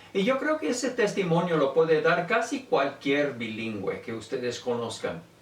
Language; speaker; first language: Spanish; native; Spanish